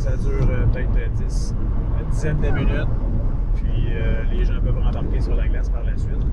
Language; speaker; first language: French; native; French